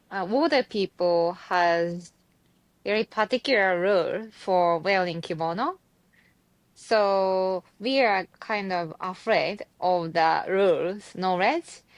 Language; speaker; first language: English; non-native, learner; Japanese